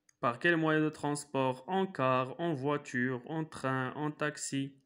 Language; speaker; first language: French; non-native, local second language; Arabic